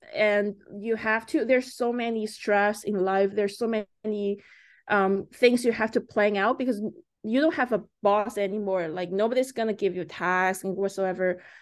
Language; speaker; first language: English; early bilingual, other home language; Chinese